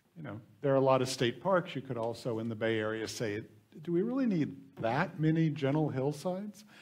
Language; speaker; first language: English; native; English